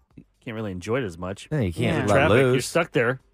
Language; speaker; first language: English; native; English